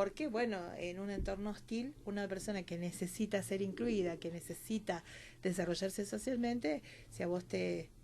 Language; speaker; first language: Spanish; native; Spanish